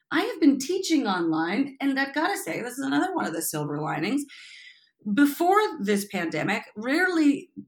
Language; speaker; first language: English; native; English